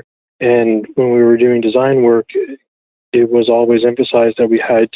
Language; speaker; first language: English; native; English